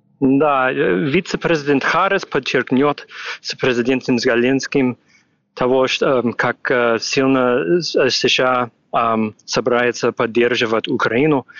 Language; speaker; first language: Russian; non-native, fluent; English